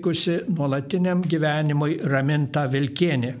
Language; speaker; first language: Lithuanian; early bilingual, heritage; Lithuanian